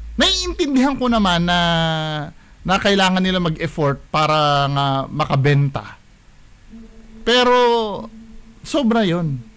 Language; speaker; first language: Filipino; native; Filipino